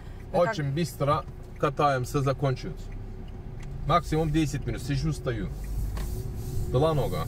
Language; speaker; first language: Russian; non-native, learner; Turkish